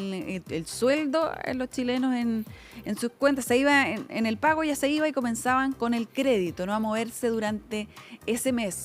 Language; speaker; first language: Spanish; native; Spanish